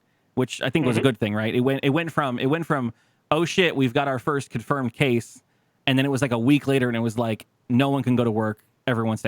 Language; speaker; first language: English; native; English